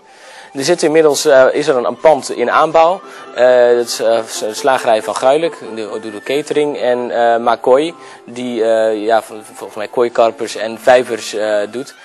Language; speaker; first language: Dutch; native; Dutch